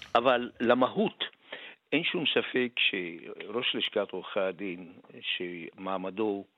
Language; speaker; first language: Hebrew; native; Hebrew